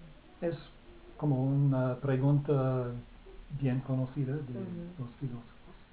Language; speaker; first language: Spanish; non-native, fluent; English